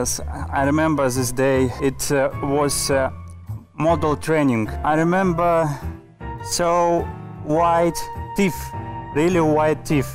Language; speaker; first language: English; non-native, learner; Russian